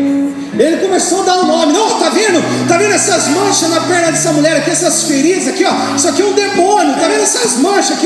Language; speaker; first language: Portuguese; native; Portuguese